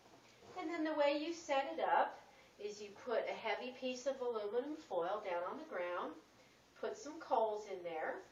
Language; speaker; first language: English; native; English